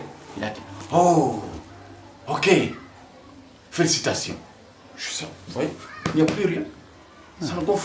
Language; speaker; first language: French; non-native, local second language; Swahili